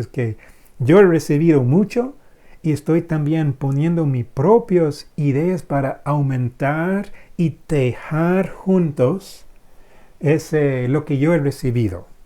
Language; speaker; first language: Spanish; non-native, fluent; English